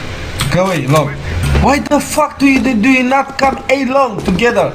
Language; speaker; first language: English; non-native, fluent; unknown